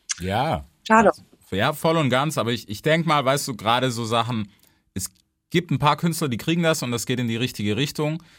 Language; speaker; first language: German; early bilingual, other home language; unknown